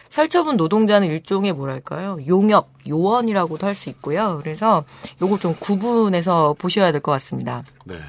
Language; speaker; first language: Korean; native; Korean